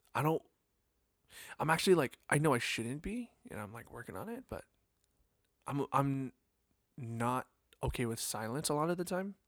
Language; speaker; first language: English; native; English